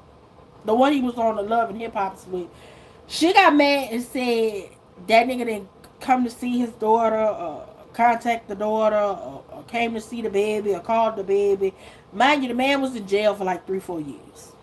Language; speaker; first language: English; native; English